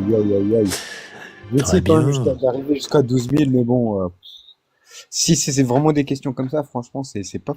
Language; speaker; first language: French; native; French